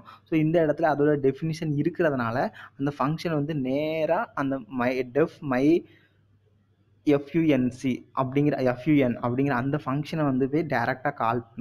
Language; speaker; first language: Tamil; native; Tamil